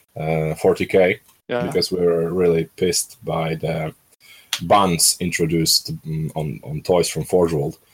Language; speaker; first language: English; non-native, fluent; Polish